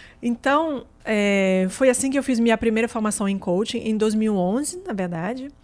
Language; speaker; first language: Portuguese; non-native, fluent; French